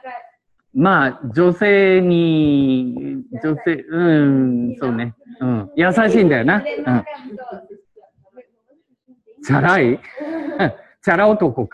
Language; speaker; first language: Japanese; native; Japanese